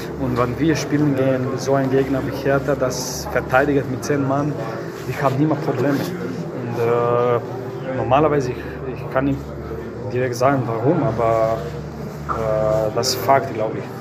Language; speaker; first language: German; non-native, learner; Croatian